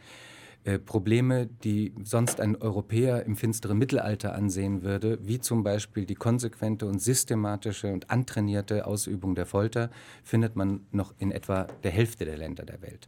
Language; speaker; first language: German; native; German